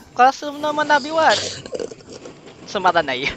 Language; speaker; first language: Japanese; non-native, learner; Filipino